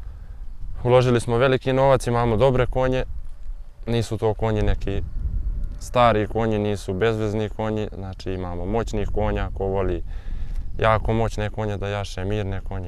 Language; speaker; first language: Serbian; native; Serbian